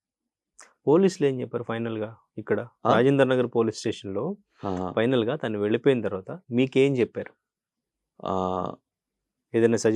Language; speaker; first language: Telugu; native; Telugu